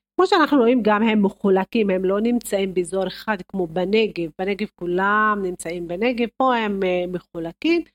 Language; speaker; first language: Hebrew; non-native, local second language; Arabic